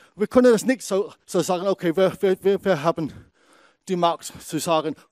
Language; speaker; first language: German; non-native, fluent; English